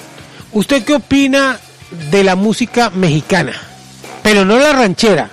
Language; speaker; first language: Spanish; native; Spanish